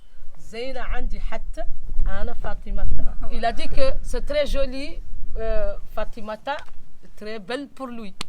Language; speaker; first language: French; non-native, local second language; Arabic